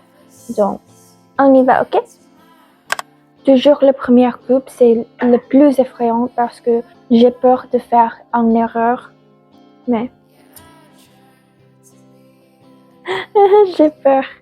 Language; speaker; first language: French; non-native, learner; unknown